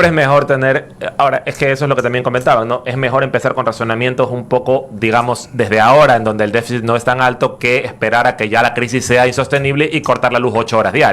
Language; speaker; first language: Spanish; native; Spanish